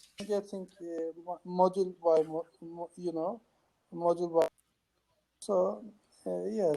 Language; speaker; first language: English; non-native, learner; Turkish